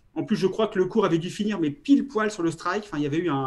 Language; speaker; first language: French; native; French